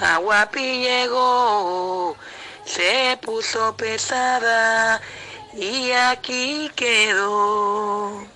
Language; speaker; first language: Spanish; native; Spanish